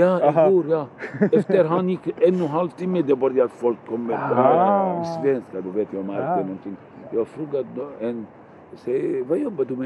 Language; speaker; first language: Swedish; non-native, learner; Arabic